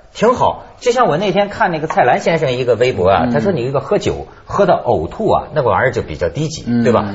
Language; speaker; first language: Chinese; native; Chinese